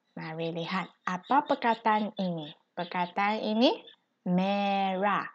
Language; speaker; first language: Malay; non-native, local second language; Chinese